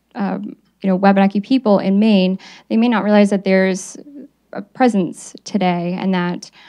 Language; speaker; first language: English; native; English